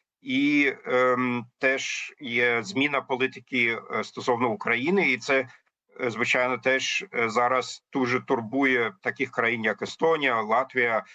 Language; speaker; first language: Ukrainian; non-native, fluent; German